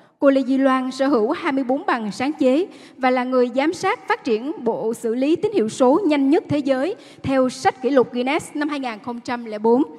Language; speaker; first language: Vietnamese; native; Vietnamese